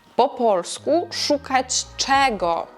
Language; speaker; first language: Polish; non-native, fluent; Ukrainian